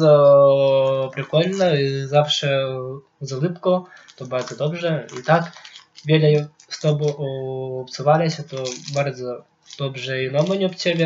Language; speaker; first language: Polish; non-native, local second language; Lithuanian